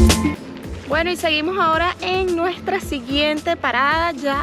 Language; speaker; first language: Spanish; native; Spanish